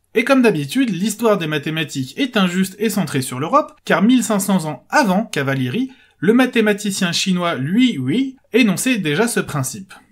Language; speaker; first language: French; native; French